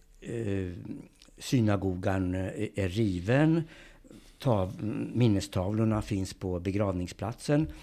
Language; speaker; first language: Swedish; early bilingual, other home language; Hungarian